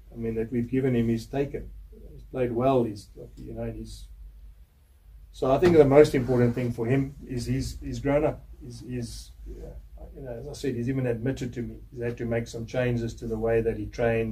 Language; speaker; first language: English; native; English